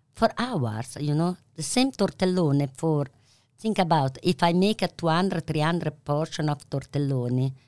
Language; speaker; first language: English; non-native, learner; Italian